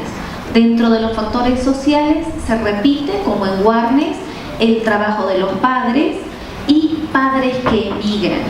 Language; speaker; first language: Spanish; native; Spanish